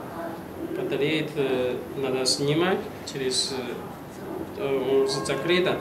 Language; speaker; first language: Russian; non-native, learner; Chinese